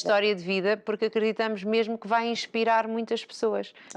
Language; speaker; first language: Portuguese; native; Portuguese